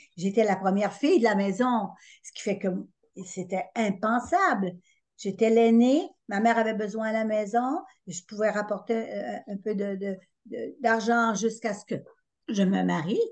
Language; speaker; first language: French; native; French